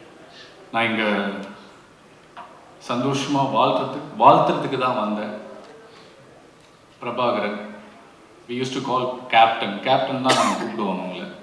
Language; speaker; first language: Tamil; native; Tamil